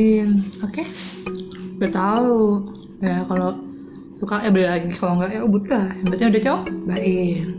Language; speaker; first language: Indonesian; native; Indonesian